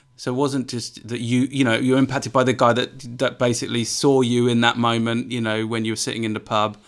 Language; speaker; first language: English; native; English